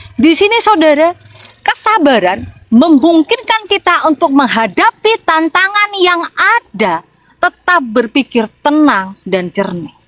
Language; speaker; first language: Indonesian; non-native, local second language; Madurese